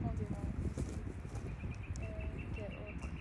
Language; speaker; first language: French; non-native, learner; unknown